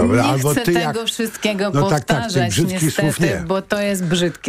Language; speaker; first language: Polish; non-native, learner; Ukrainian